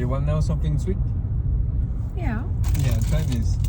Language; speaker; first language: English; non-native, fluent; Spanish